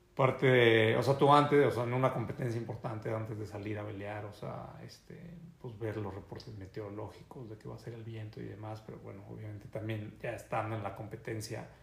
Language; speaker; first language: Spanish; native; Spanish